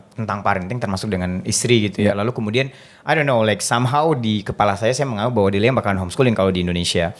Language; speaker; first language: Indonesian; native; Indonesian